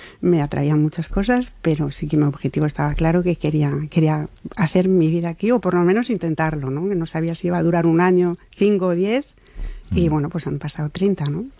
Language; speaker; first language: Spanish; non-native, fluent; French